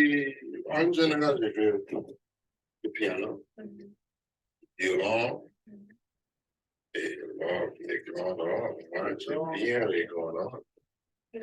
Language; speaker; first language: French; non-native, learner; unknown